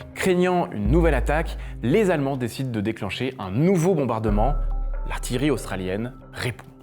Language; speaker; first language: French; native; French